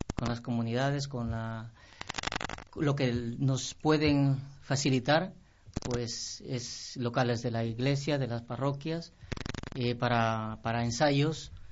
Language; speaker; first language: Spanish; native; Spanish